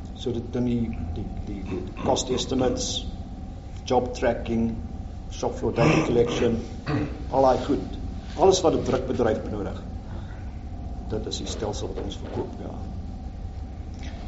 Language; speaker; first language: Afrikaans; early bilingual, other home language; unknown